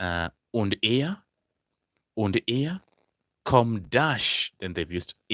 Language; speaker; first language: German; non-native, fluent; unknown